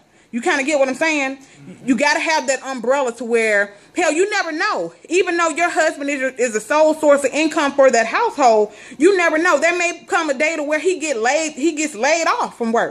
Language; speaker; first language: English; native; English